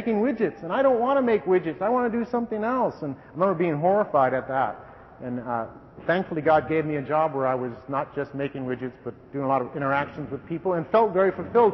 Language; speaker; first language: English; native; English